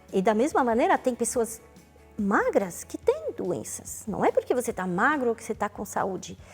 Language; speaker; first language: Portuguese; non-native, fluent; French